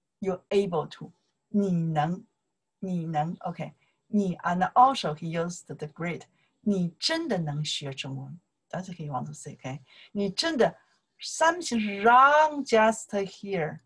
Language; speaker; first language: English; non-native, learner; Chinese